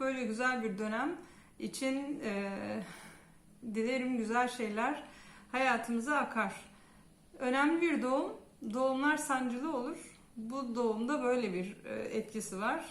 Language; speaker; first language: Turkish; native; Turkish